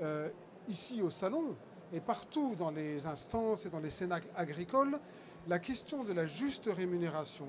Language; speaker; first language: French; native; French